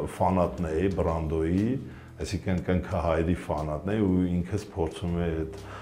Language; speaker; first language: Armenian; native; Armenian